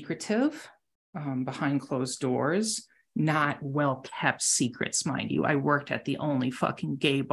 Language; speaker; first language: English; native; English